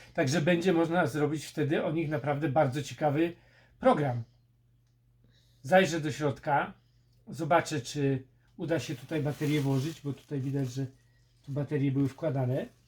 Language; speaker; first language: Polish; native; Polish